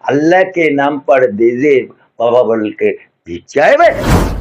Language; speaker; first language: Hindi; non-native, local second language; Bangla